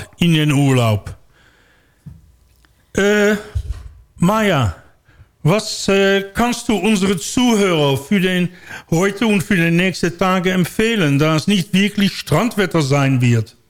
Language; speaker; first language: German; non-native, learner; Dutch